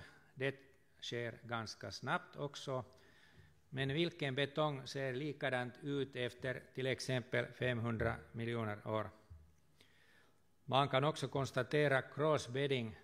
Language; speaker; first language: Swedish; non-native, fluent; Finnish